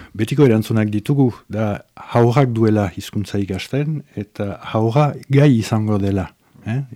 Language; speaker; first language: Basque; native; Basque